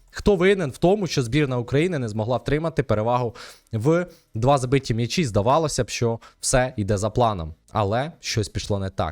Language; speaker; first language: Ukrainian; native; Ukrainian